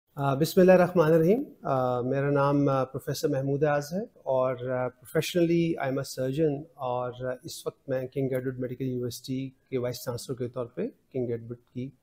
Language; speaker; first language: Urdu; non-native, local second language; Punjabi